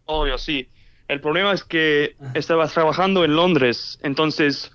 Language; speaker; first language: Spanish; early bilingual, heritage; English